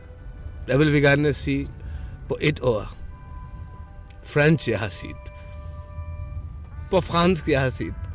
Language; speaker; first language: Danish; non-native, fluent; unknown